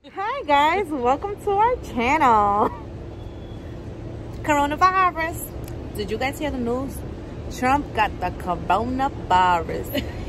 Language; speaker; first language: English; early bilingual, other home language; Spanish